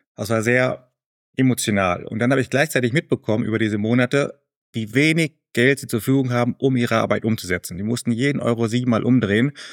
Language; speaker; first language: German; early bilingual, other home language; Spanish